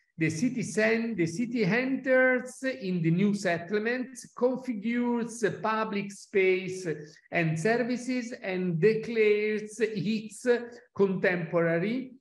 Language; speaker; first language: English; non-native, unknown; Italian